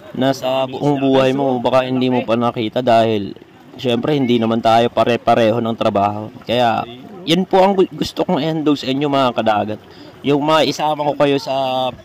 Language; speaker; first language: Filipino; non-native, local second language; Bikol